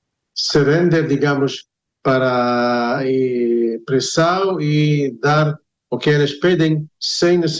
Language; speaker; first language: Portuguese; non-native, fluent; Hebrew